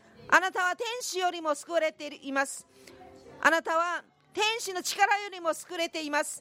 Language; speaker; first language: Japanese; non-native, fluent; Korean